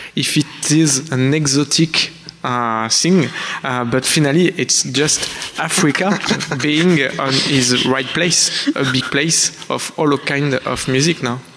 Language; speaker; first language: English; non-native, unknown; French